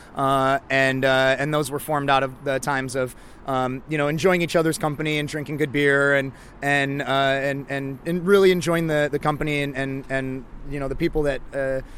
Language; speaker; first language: English; native; English